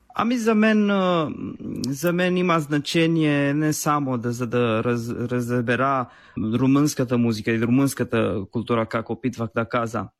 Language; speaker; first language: Bulgarian; non-native, learner; Romanian